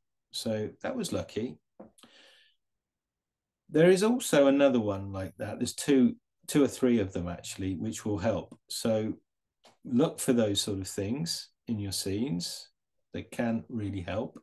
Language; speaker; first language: English; native; English